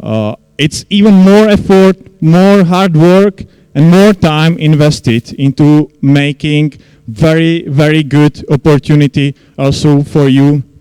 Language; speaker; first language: English; non-native, fluent; Czech